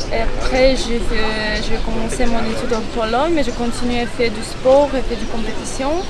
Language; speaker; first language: French; non-native, learner; Ukrainian